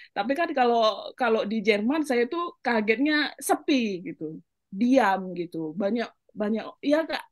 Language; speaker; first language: Indonesian; non-native, local second language; Achinese